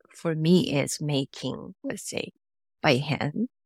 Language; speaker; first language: English; non-native, fluent; Korean